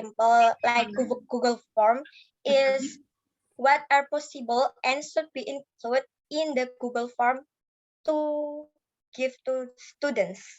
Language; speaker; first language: English; non-native, learner; Indonesian